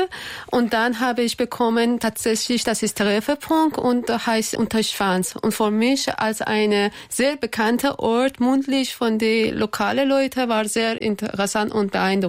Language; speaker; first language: German; non-native, learner; Persian